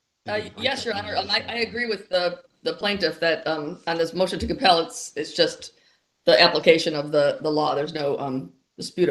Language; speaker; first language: English; native; English